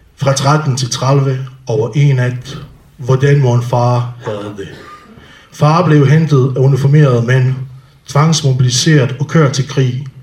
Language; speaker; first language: Danish; non-native, fluent; Bosnian